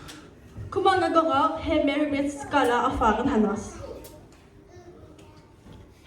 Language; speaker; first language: Norwegian; early bilingual, other home language; Hakha Chin